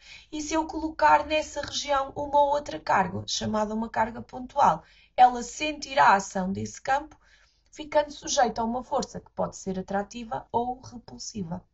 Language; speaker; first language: Portuguese; native; Portuguese